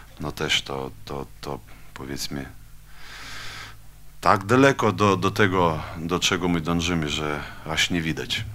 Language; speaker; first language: Polish; non-native, fluent; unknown